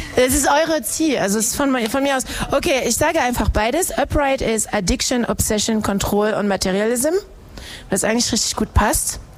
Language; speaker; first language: German; non-native, fluent; French